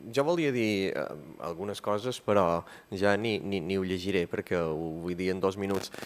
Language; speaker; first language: Catalan; native; Catalan